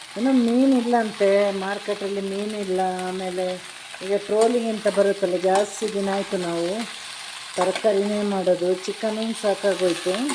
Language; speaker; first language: Kannada; non-native, local second language; Malayalam